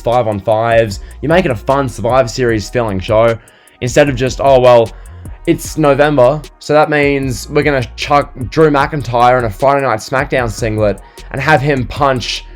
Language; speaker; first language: English; native; English